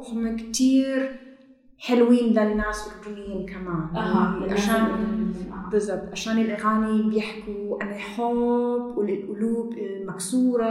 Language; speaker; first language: Arabic; non-native, learner; German